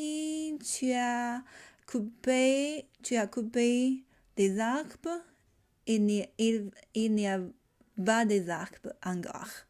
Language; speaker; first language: French; non-native, learner; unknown